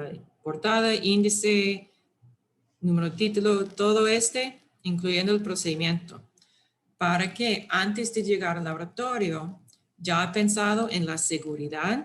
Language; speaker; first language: Spanish; non-native, fluent; English